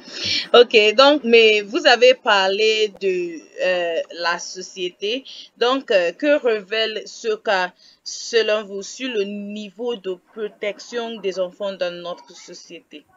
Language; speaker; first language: French; non-native, fluent; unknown